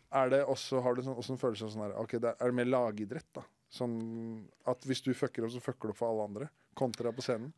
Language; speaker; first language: Norwegian; native; Norwegian